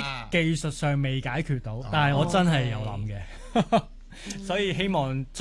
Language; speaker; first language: Cantonese; native; Cantonese